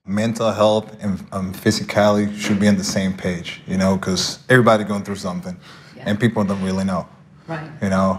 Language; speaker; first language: English; non-native, fluent; Spanish